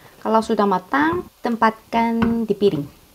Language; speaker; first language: Indonesian; non-native, fluent; Korean